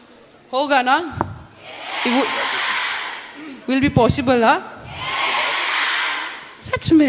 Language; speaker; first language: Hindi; non-native, local second language; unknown